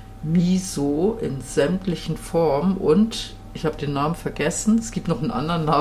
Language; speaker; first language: German; native; German